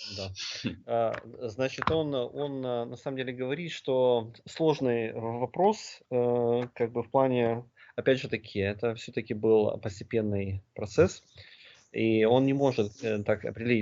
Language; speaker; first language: Russian; native; Russian